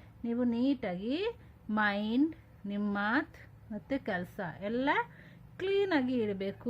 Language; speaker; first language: Kannada; non-native, local second language; Hindi